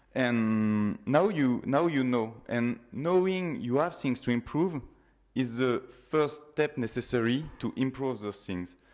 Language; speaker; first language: English; non-native, fluent; French